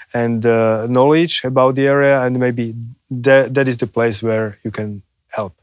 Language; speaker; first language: English; non-native, fluent; Slovak